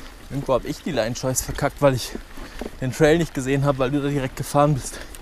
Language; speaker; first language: German; native; German